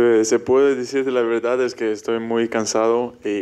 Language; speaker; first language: Spanish; non-native, fluent; German